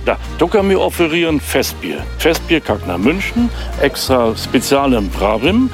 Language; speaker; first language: Bulgarian; non-native, learner; German